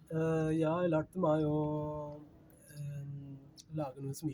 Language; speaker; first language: Norwegian; non-native, fluent; Spanish